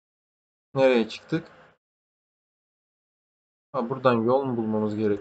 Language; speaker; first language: Turkish; native; Turkish